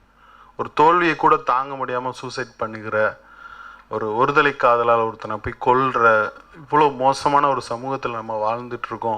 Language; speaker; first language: Tamil; native; Tamil